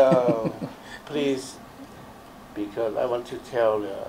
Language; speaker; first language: English; non-native, learner; Lao